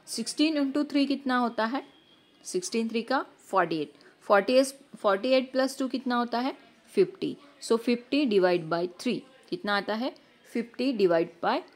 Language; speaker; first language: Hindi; non-native, local second language; Marathi